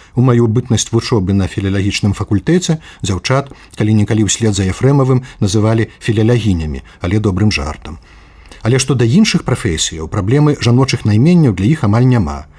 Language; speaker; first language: Belarusian; native; Belarusian